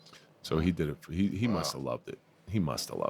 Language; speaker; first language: English; native; English